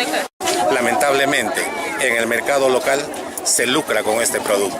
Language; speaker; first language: Spanish; native; Spanish